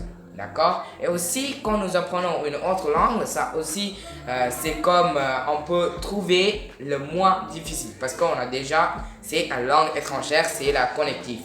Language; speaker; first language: French; non-native, learner; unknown